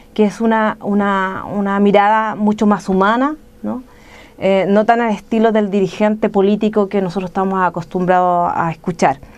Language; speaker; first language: Spanish; native; Spanish